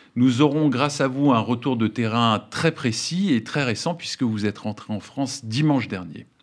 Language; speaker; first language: French; native; French